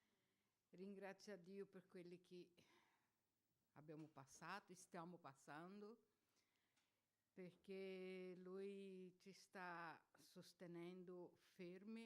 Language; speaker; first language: Italian; non-native, fluent; Portuguese